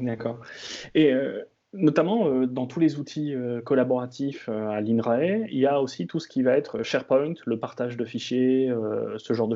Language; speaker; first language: French; native; French